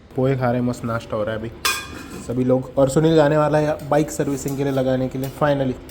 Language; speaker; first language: Hindi; non-native, local second language; Marathi